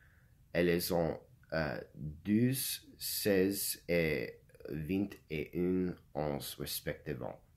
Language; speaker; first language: French; non-native, learner; English